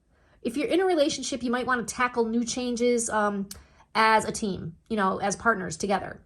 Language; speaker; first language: English; native; English